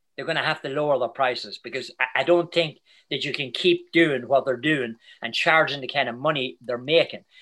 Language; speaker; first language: English; native; English